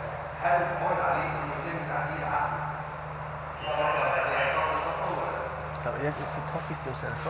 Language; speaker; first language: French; non-native, fluent; Arabic